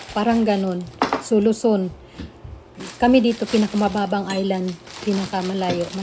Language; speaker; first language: Filipino; native; Filipino